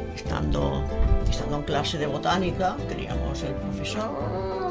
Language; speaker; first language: Spanish; native; Spanish